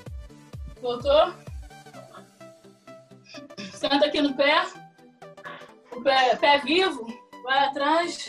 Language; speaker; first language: Portuguese; native; Portuguese